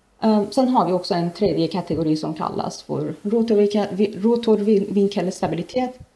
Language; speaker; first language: Swedish; non-native, fluent; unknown